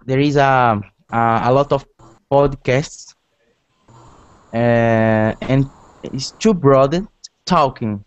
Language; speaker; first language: English; non-native, learner; Portuguese